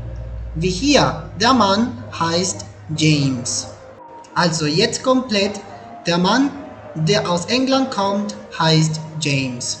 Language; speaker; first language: German; non-native, fluent; Spanish